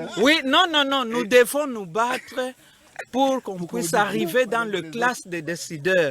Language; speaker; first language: French; non-native, local second language; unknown